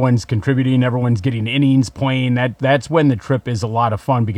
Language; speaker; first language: English; native; English